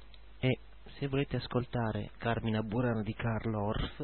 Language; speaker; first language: Italian; native; Italian